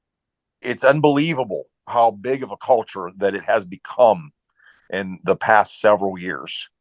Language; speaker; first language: English; native; English